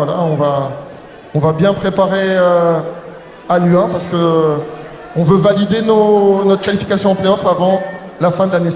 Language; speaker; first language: French; native; French